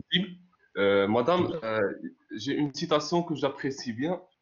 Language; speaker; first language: French; non-native, local second language; Arabic